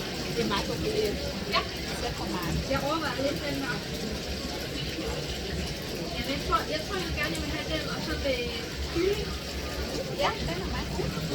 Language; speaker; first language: Danish; non-native, learner; Vietnamese